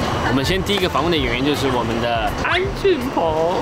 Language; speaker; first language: Chinese; native; Chinese